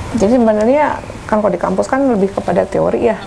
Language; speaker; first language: Indonesian; native; Indonesian